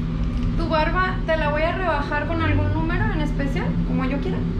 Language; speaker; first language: Spanish; native; Spanish